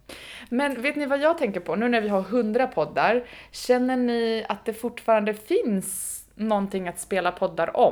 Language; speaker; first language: Swedish; native; Swedish